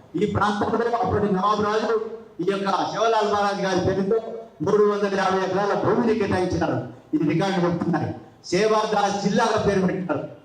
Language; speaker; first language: Telugu; non-native, local second language; Lambadi